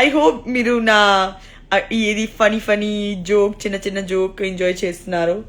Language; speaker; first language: Telugu; non-native, learner; Gujarati